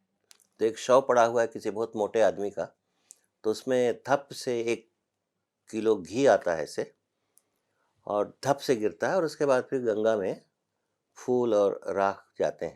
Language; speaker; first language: Hindi; native; Hindi